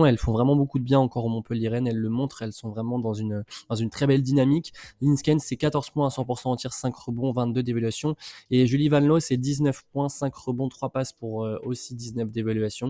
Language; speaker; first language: French; native; French